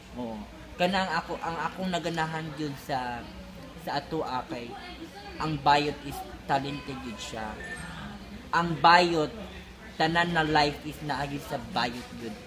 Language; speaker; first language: Cebuano; non-native, local second language; Maranao